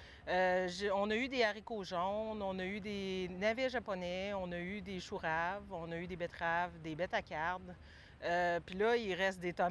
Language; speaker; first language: French; native; French